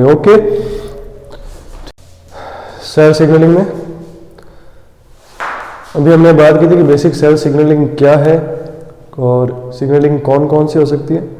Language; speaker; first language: Hindi; native; Hindi